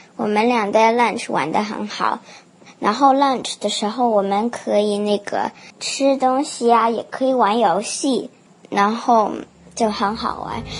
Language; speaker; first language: Chinese; early bilingual, heritage; Chinese